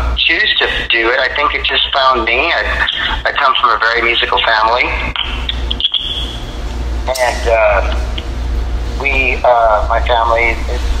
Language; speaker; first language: English; native; English